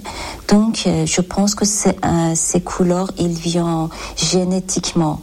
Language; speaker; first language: French; non-native, learner; Persian